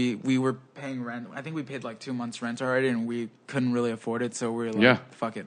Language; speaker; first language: English; early bilingual, other home language; Spanish